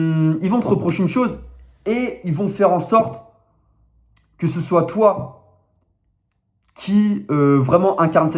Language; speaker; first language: French; native; French